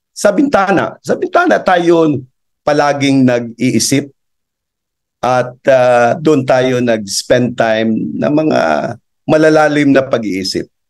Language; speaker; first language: Filipino; non-native, local second language; Cebuano